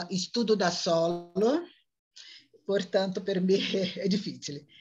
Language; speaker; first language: Italian; non-native, learner; Portuguese